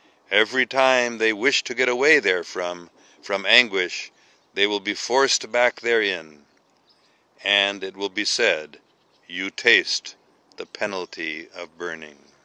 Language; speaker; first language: English; native; English